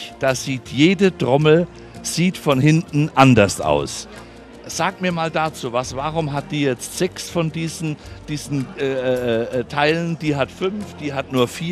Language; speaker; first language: German; native; German